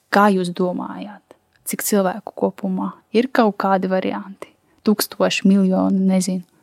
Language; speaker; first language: Latvian; non-native, local second language; Russian